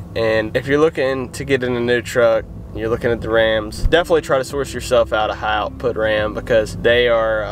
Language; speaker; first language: English; native; English